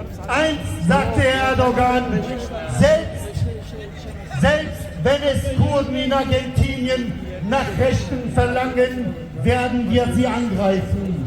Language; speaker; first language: German; non-native, fluent; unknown